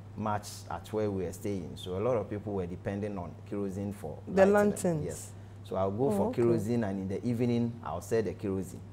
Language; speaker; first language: English; non-native, local second language; Akan